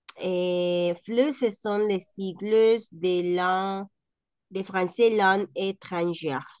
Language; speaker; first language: French; non-native, fluent; Spanish